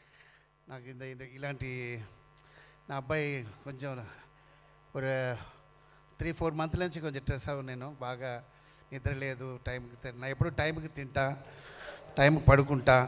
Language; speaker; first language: Telugu; non-native, fluent; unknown